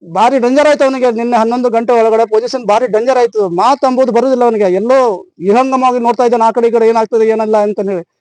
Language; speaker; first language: Kannada; non-native, local second language; Konkani